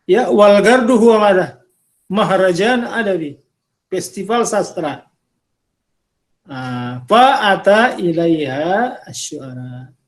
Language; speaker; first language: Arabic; non-native, fluent; Indonesian